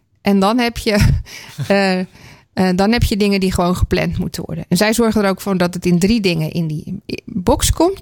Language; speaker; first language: Dutch; native; Dutch